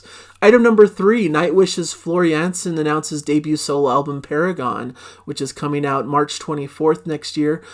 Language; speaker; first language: English; native; English